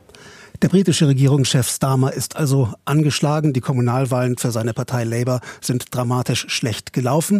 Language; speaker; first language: German; native; German